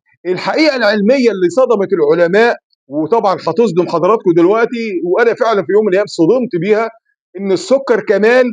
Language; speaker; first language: Arabic; native; Arabic